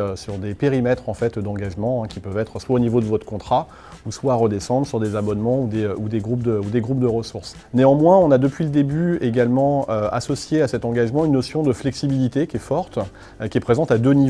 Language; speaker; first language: French; native; French